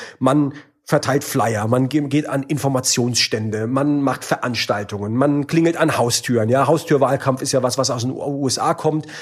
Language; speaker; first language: German; native; German